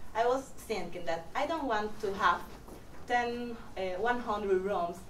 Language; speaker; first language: English; non-native, fluent; Spanish